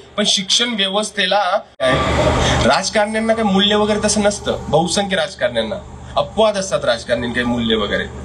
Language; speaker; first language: Marathi; non-native, local second language; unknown